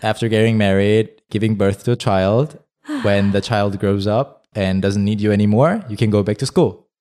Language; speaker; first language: English; non-native, fluent; Korean